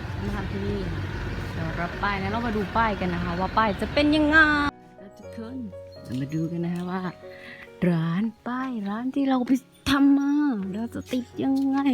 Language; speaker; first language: Thai; native; Thai